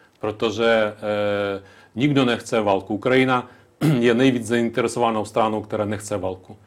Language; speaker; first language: Czech; non-native, local second language; Ukrainian